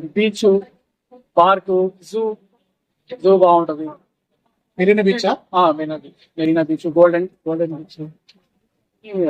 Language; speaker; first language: Telugu; non-native, local second language; Tamil